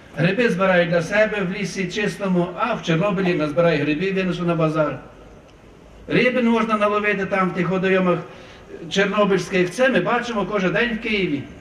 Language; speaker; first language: Ukrainian; native; Ukrainian